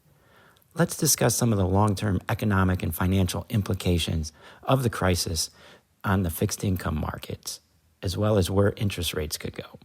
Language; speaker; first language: English; native; English